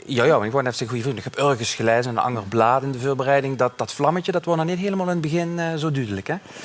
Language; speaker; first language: Dutch; native; Dutch